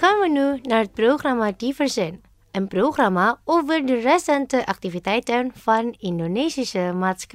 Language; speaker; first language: Dutch; non-native, learner; Indonesian